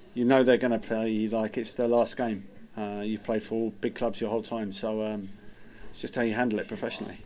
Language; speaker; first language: English; native; English